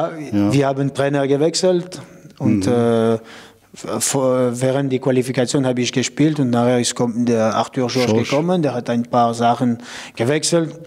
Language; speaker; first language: German; non-native, local second language; French